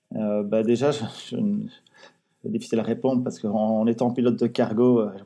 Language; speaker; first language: French; native; French